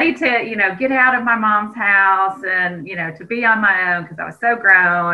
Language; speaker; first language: English; native; English